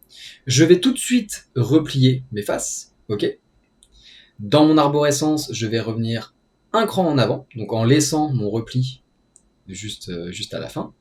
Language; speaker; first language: French; native; French